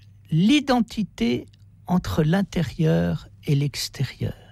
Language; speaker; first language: French; native; French